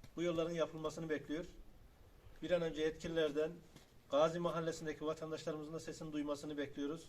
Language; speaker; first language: Turkish; native; Turkish